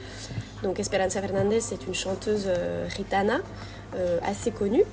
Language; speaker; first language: French; native; French